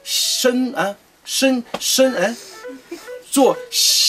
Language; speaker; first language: Chinese; native; Chinese